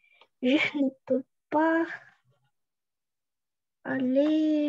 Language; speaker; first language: French; non-native, learner; Russian